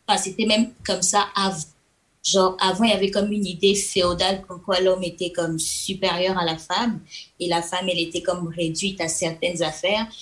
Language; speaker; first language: French; non-native, local second language; Lingala